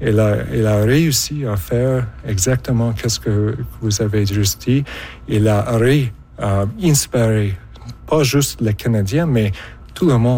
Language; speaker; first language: French; native; French